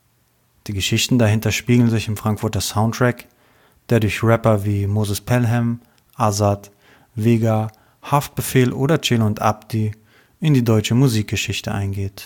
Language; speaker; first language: German; native; German